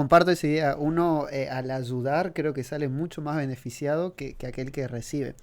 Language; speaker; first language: Spanish; native; Spanish